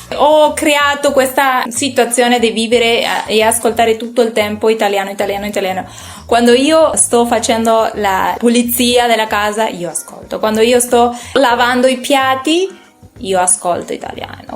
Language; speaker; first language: Italian; non-native, learner; Spanish